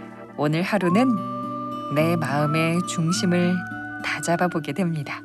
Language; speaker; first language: Korean; native; Korean